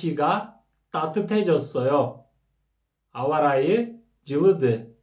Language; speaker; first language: Korean; non-native, fluent; Kyrgyz